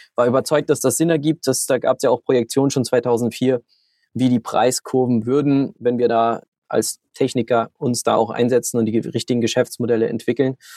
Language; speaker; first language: German; early bilingual, heritage; German